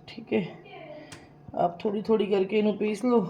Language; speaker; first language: Hindi; non-native, local second language; Punjabi